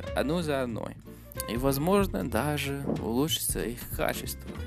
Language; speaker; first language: Russian; non-native, fluent; English